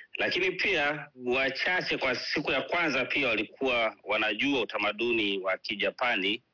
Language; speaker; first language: Swahili; native; Swahili